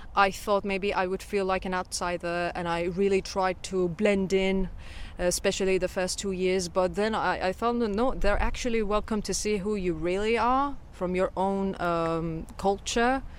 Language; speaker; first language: English; non-native, fluent; Persian